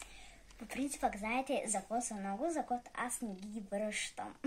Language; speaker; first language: Bulgarian; early bilingual, heritage; Bulgarian